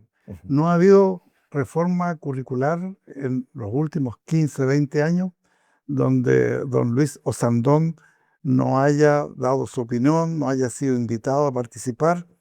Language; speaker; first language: Spanish; native; Spanish